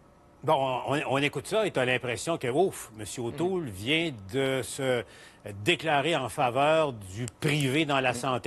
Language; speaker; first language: French; native; French